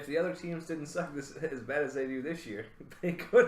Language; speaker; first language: English; native; English